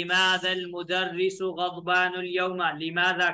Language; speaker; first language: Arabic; non-native, fluent; Urdu